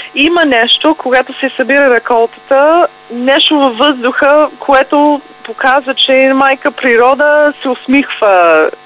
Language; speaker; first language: Bulgarian; non-native, fluent; English